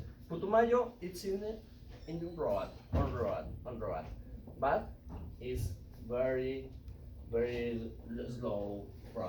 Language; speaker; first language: English; non-native, learner; Spanish